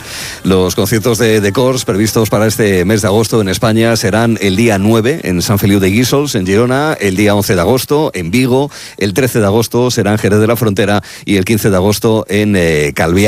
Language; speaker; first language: Spanish; native; Spanish